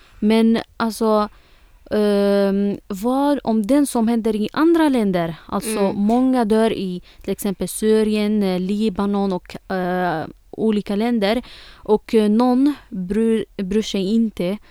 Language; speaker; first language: Swedish; non-native, fluent; Arabic